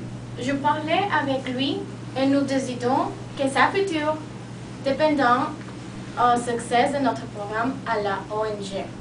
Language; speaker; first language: French; non-native, learner; Spanish